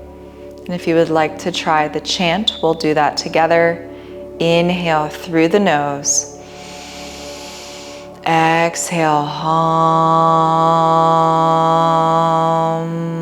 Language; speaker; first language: English; native; English